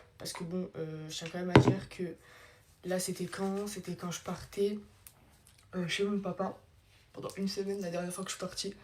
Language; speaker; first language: French; native; French